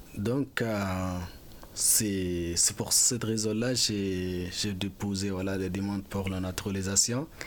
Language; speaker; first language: French; non-native, fluent; Arabic